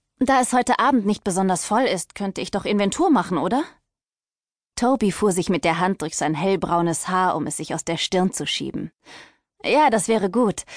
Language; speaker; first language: German; native; German